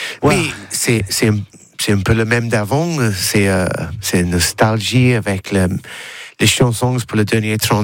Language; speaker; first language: French; non-native, learner; English